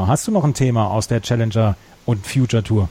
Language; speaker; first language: German; native; German